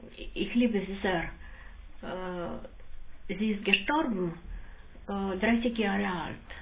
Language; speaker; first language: German; non-native, learner; Russian